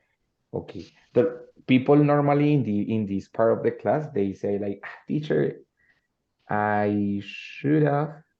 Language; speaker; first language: English; non-native, fluent; Spanish